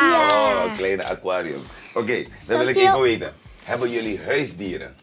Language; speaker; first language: Dutch; native; Dutch